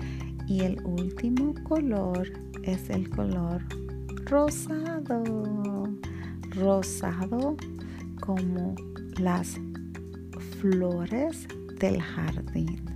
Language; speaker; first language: Spanish; early bilingual, heritage; Spanish